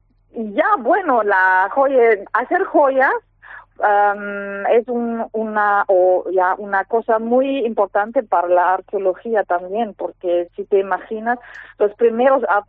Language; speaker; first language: Spanish; non-native, fluent; German